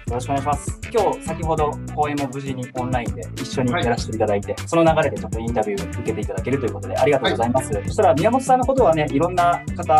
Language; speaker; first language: Japanese; native; Japanese